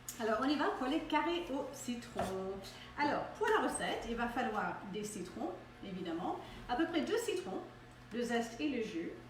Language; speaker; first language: French; non-native, fluent; English